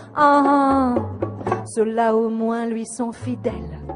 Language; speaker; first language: French; native; French